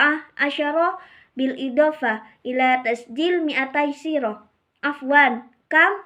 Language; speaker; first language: Arabic; non-native, learner; Indonesian